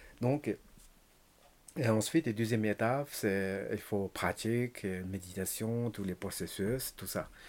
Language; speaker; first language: French; non-native, learner; Tibetan